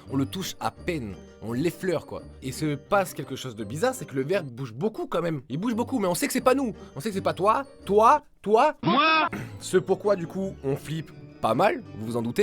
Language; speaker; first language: French; native; French